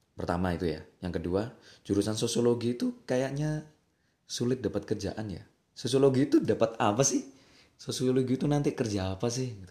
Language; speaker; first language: Indonesian; native; Indonesian